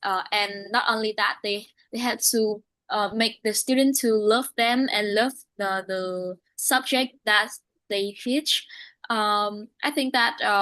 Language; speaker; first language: English; non-native, learner; Vietnamese